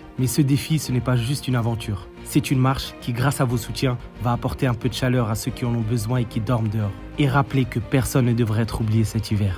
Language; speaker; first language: French; native; French